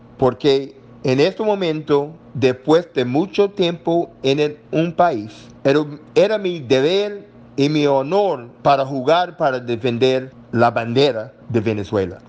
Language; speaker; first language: Spanish; non-native, learner; English